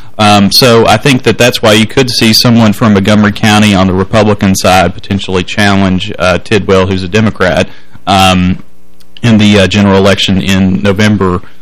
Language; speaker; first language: English; native; English